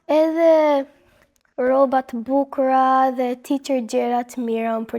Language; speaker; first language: Albanian; early bilingual, other home language; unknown